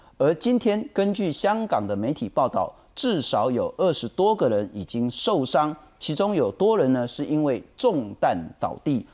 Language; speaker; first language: Chinese; native; Chinese